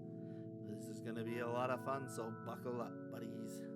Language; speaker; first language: English; native; English